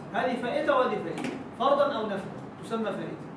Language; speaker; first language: Arabic; native; Arabic